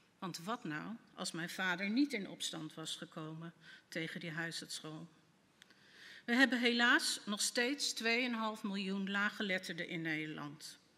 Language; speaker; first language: Dutch; native; Dutch